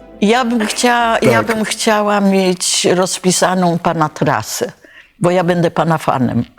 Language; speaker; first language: Polish; native; Polish